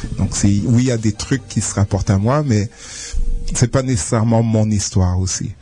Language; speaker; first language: French; non-native, local second language; Haitian Creole